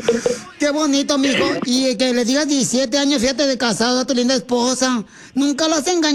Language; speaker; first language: Spanish; native; Spanish